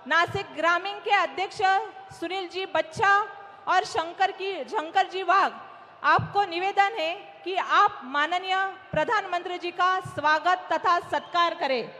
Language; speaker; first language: Hindi; non-native, local second language; Marathi